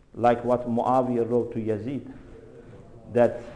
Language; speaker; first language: English; non-native, fluent; Persian